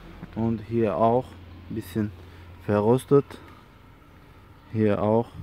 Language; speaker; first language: German; non-native, learner; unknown